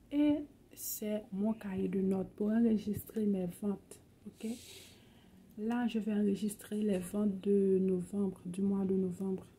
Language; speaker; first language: French; non-native, local second language; Haitian Creole